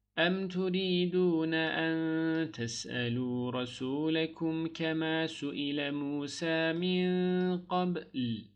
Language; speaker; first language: Arabic; non-native, fluent; Turkish